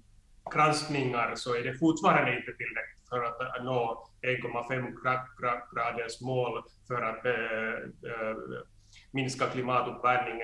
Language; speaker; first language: Swedish; non-native, fluent; Finnish